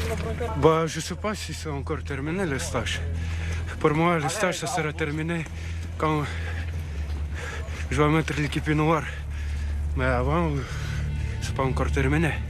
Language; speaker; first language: French; non-native, learner; Russian